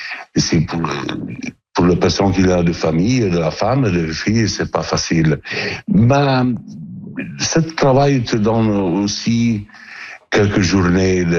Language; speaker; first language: French; non-native, fluent; Italian